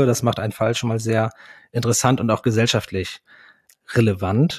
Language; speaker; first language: German; native; German